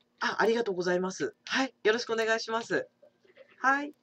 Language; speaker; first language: Japanese; native; Japanese